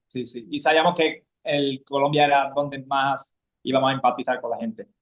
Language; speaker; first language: Spanish; native; Spanish